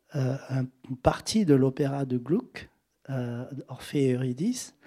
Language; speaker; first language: French; native; French